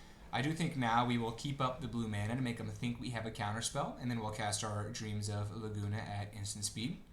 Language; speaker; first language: English; native; English